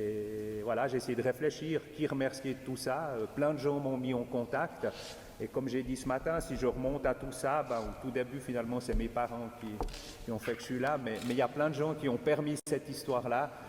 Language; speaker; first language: French; native; French